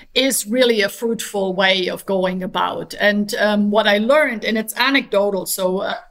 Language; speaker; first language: English; non-native, fluent; German